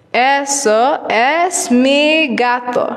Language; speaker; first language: Spanish; non-native, learner; English